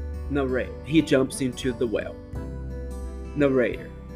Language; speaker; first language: English; non-native, fluent; Portuguese